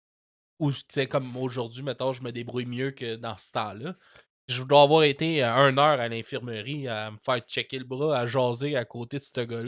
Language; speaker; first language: French; native; French